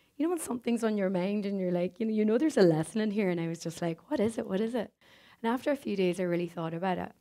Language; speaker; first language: English; native; English